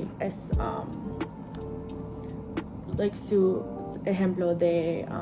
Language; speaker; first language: Spanish; non-native, learner; English